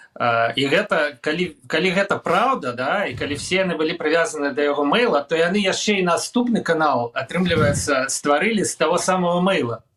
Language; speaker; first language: Belarusian; non-native, local second language; Russian